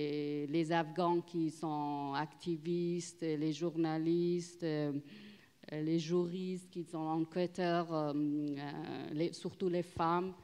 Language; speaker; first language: French; non-native, learner; Persian